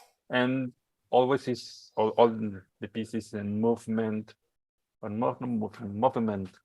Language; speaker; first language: English; non-native, learner; Spanish